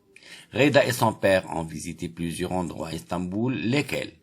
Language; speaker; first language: French; non-native, local second language; Arabic